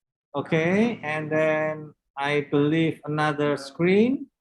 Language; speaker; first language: English; non-native, learner; Indonesian